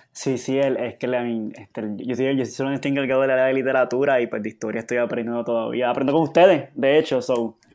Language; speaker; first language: Spanish; early bilingual, heritage; Spanish